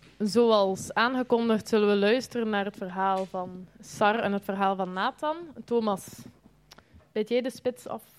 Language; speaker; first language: Dutch; native; Dutch